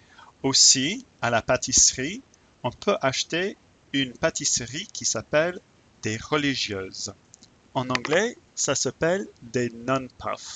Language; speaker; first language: French; non-native, fluent; English